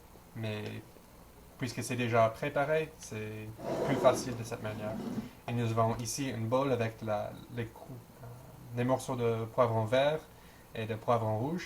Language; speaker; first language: French; non-native, learner; English